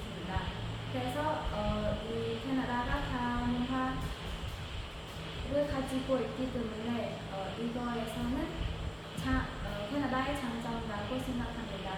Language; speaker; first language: Korean; non-native, fluent; Khmer